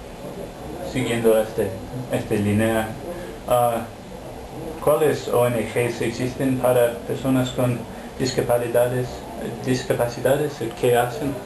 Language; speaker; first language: Spanish; non-native, fluent; English